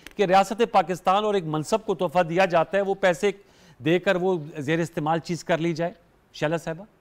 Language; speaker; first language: Hindi; native; Hindi